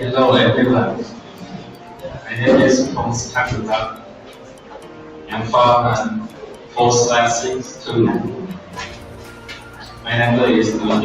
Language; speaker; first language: English; non-native, learner; Thai